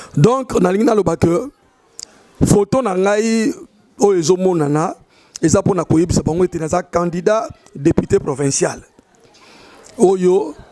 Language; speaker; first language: Lingala; native; Lingala